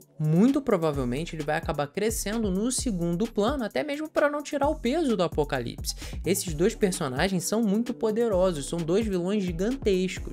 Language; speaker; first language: Portuguese; native; Portuguese